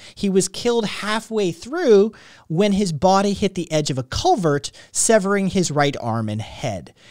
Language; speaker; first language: English; native; English